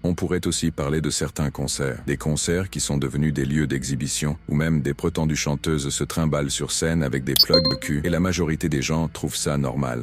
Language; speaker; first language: French; native; French